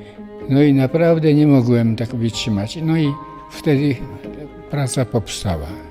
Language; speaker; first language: Polish; non-native, fluent; Japanese